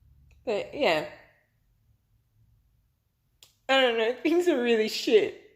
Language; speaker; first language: English; native; English